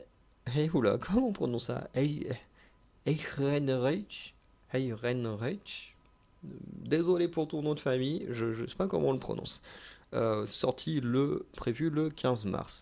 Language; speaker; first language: French; native; French